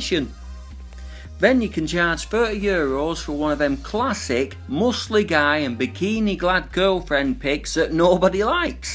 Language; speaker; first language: English; native; English